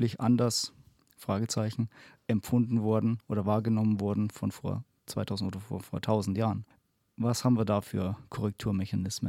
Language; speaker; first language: German; native; German